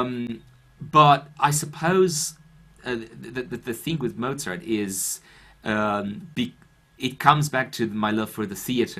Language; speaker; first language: English; non-native, fluent; Romanian